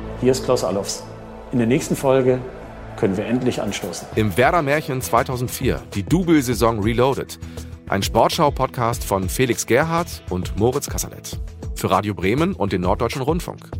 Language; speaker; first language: German; native; German